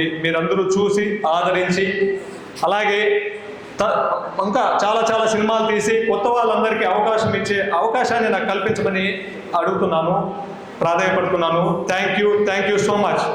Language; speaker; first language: Telugu; native; Telugu